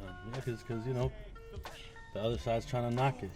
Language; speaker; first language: English; native; English